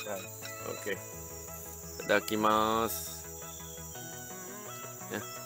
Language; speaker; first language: English; non-native, learner; Japanese